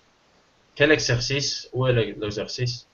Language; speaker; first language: French; non-native, learner; Spanish